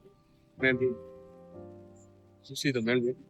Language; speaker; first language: English; non-native, local second language; Chinese